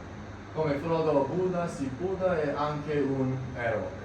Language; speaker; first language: Italian; non-native, learner; English